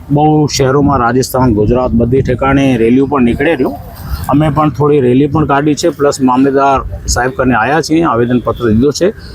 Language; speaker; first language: Gujarati; non-native, local second language; Sindhi